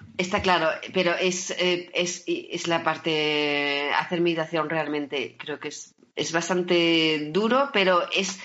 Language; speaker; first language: Spanish; early bilingual, heritage; French